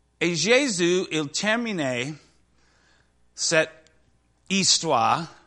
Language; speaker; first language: French; non-native, learner; English